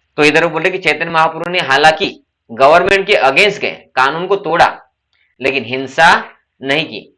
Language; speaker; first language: Hindi; non-native, local second language; Marathi